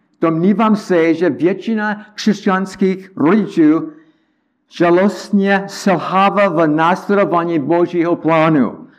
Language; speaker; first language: Czech; non-native, learner; English